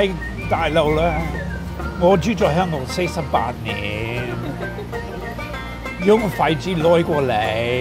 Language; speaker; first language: Cantonese; non-native, fluent; English